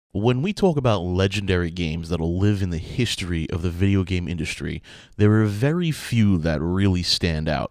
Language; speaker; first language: English; native; English